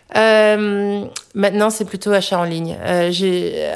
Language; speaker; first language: French; native; French